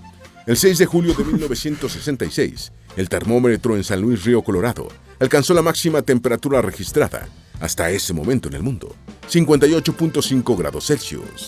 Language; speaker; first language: Spanish; native; Spanish